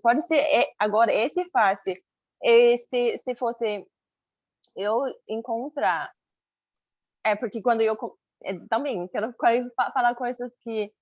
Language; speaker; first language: Portuguese; non-native, learner; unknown